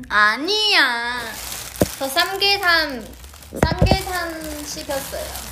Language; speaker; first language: Korean; non-native, learner; Chinese